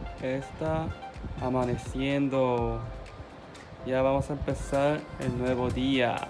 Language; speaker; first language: Spanish; non-native, learner; Korean